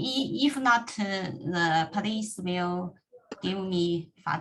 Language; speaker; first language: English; non-native, learner; Chinese